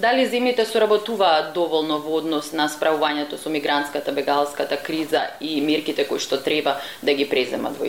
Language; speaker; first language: Macedonian; native; Macedonian